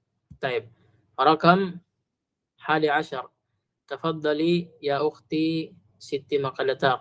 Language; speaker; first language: Arabic; non-native, fluent; Filipino